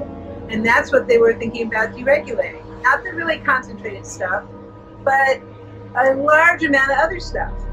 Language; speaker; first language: English; native; English